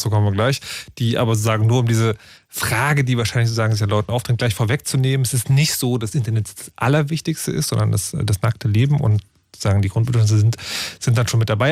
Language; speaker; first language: German; native; German